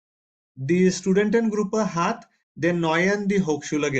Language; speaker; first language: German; non-native, fluent; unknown